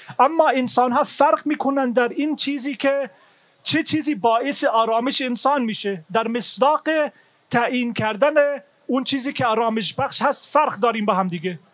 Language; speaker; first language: Persian; non-native, fluent; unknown